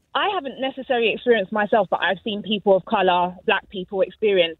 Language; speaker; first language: English; native; English